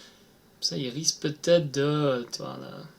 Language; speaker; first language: French; native; French